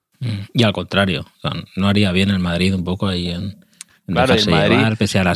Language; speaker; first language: Spanish; native; Spanish